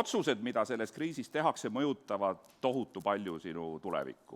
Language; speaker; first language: Estonian; native; Estonian